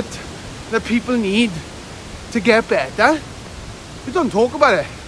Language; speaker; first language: English; native; English